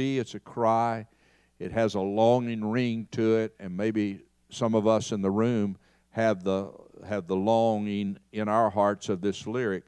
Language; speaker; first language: English; native; English